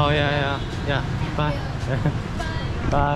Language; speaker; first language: English; non-native, learner; Korean